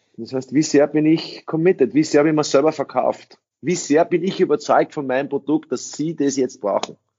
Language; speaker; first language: German; early bilingual, other home language; English